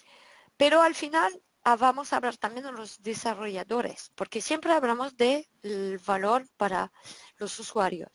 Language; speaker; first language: Spanish; non-native, fluent; French